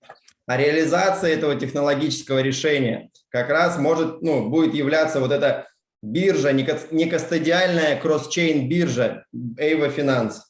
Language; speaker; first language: Russian; native; Russian